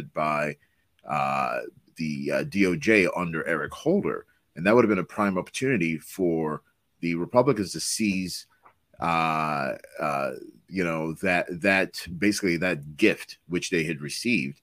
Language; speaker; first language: English; non-native, local second language; Yoruba